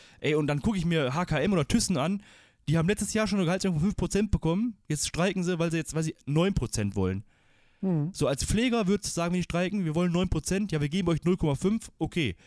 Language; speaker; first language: German; early bilingual, other home language; Turkish